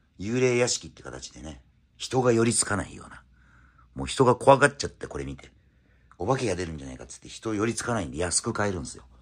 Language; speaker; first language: Japanese; native; Japanese